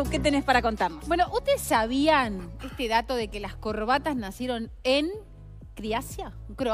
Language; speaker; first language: Spanish; native; Spanish